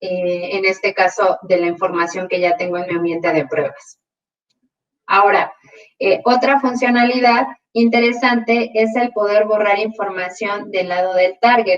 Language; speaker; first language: Spanish; native; Spanish